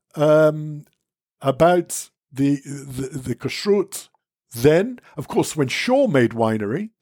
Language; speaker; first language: English; native; English